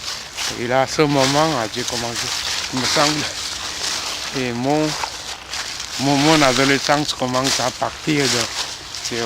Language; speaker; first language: French; non-native, fluent; Korean